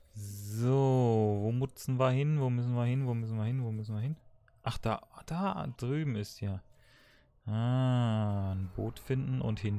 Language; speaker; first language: German; native; German